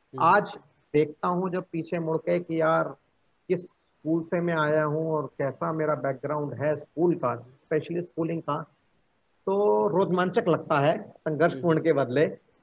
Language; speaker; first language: Hindi; native; Hindi